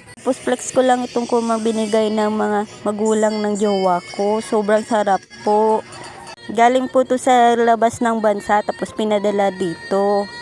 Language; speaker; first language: Filipino; non-native, local second language; Cebuano